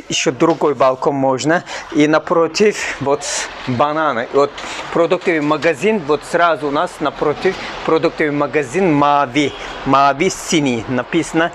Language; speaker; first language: Russian; non-native, fluent; Turkish